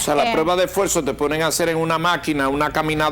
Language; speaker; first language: Spanish; native; Spanish